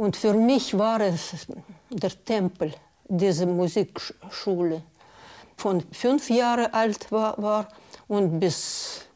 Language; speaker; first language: German; non-native, learner; Russian